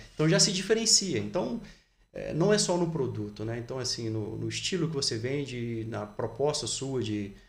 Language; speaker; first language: Portuguese; native; Portuguese